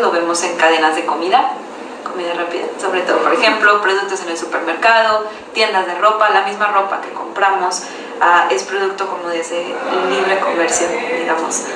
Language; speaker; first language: Spanish; native; Spanish